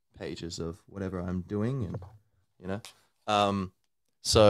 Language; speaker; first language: English; native; English